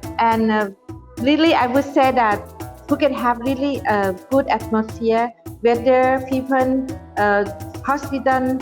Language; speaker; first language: English; non-native, fluent; Thai